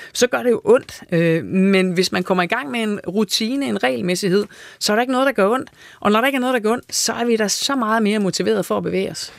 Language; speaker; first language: Danish; native; Danish